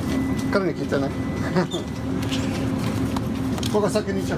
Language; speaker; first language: Japanese; non-native, learner; English